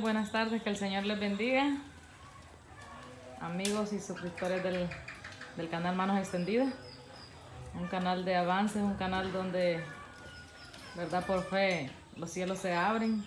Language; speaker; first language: Spanish; native; Spanish